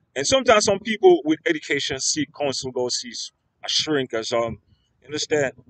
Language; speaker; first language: English; native; English